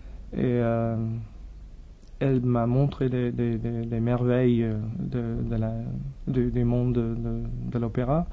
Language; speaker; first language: French; non-native, fluent; English